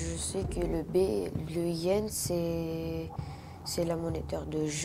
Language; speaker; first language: French; non-native, learner; Urdu